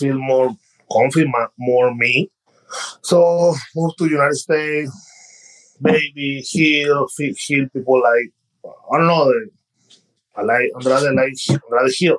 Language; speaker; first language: English; non-native, learner; Spanish